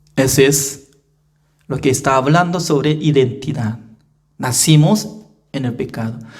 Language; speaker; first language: Spanish; non-native, fluent; Korean